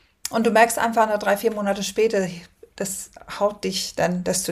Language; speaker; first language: German; non-native, fluent; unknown